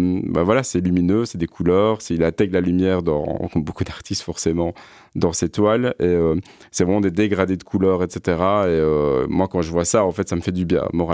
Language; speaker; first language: French; native; French